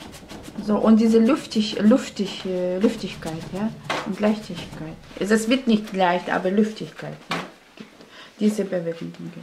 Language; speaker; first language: German; non-native, learner; Russian